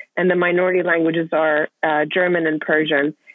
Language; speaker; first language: English; non-native, fluent; Persian